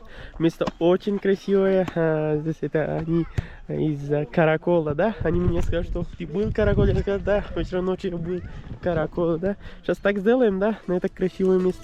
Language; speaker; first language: Russian; non-native, learner; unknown